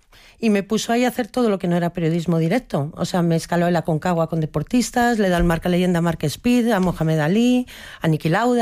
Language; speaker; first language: Spanish; native; Spanish